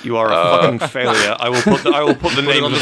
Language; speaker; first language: English; native; English